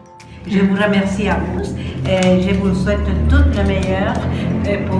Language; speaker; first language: French; non-native, fluent; Spanish